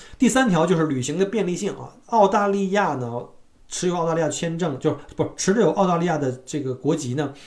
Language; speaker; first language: Chinese; native; Chinese